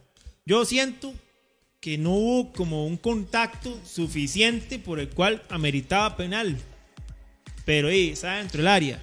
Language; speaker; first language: Spanish; native; Spanish